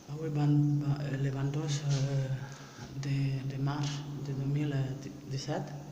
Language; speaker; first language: Catalan; non-native, learner; French